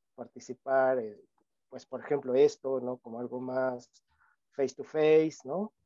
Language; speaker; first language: Spanish; native; Spanish